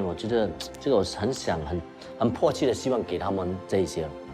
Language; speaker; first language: Chinese; native; Chinese